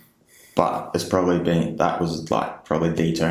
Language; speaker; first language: English; native; English